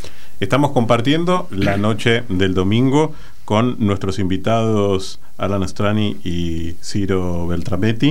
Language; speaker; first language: Spanish; native; Spanish